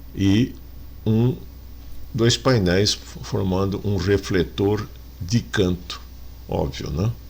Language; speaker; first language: Portuguese; native; Portuguese